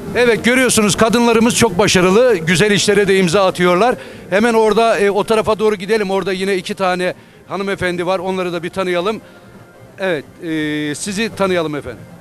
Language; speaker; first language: Turkish; native; Turkish